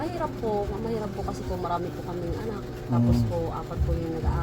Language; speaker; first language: Filipino; native; Filipino